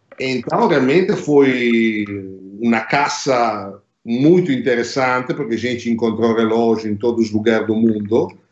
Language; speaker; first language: Portuguese; non-native, fluent; Italian